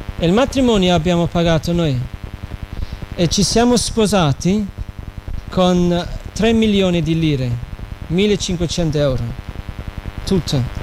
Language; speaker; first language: Italian; non-native, fluent; English